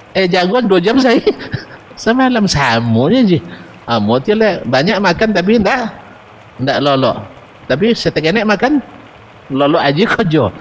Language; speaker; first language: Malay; non-native, local second language; Minangkabau